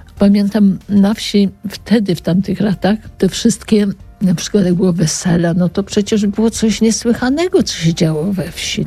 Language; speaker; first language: Polish; native; Polish